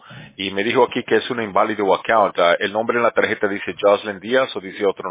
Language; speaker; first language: Spanish; native; Spanish